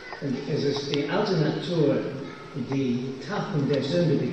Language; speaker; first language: German; non-native, fluent; Polish